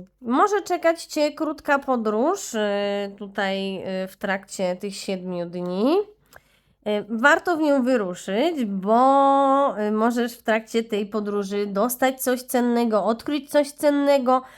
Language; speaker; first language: Polish; native; Polish